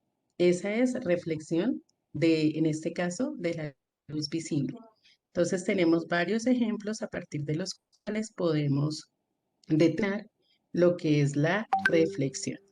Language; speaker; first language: Spanish; native; Spanish